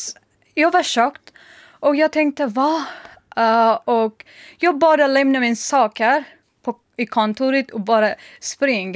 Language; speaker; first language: Swedish; non-native, learner; Persian